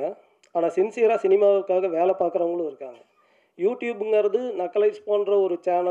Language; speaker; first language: Tamil; native; Tamil